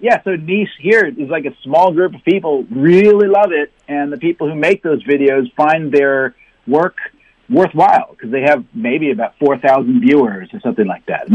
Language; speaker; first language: English; native; English